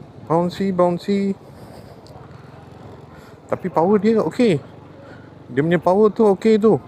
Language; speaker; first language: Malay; non-native, local second language; Tamil